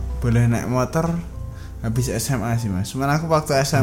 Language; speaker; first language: Indonesian; native; Indonesian